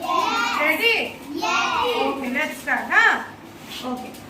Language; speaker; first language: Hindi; non-native, local second language; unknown